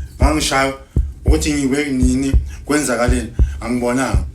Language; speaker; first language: Zulu; native; Zulu